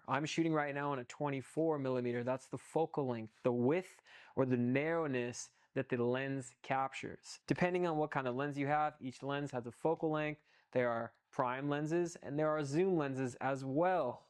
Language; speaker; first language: English; native; English